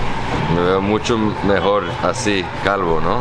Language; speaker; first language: Spanish; non-native, learner; English